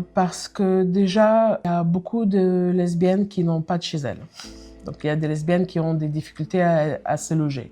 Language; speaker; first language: French; native; French